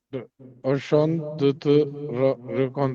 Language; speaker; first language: French; non-native, learner; Hindi